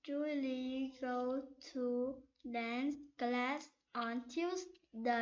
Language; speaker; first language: English; non-native, learner; Vietnamese